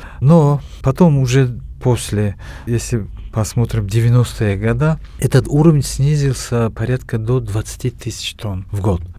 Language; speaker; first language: Russian; non-native, local second language; Tajik